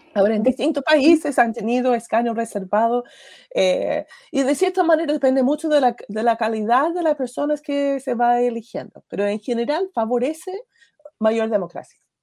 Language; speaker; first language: Spanish; non-native, fluent; English